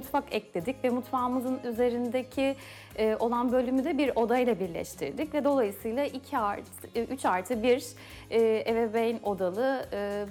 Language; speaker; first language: Turkish; native; Turkish